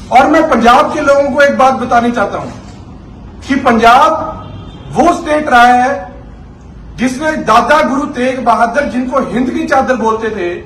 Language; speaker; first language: Hindi; non-native, local second language; Punjabi